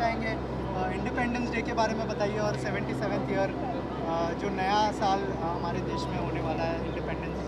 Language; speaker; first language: Hindi; native; Hindi